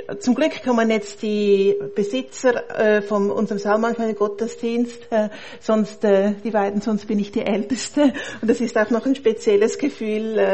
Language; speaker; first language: German; native; German